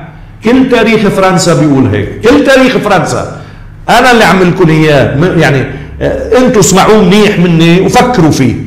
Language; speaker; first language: Arabic; native; Arabic